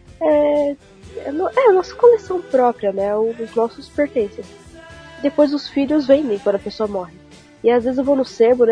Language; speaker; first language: Portuguese; native; Portuguese